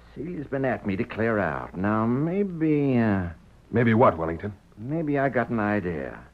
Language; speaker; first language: English; native; English